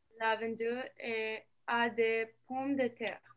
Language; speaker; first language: French; non-native, learner; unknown